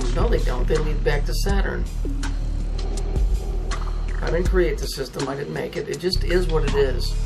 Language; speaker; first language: English; native; English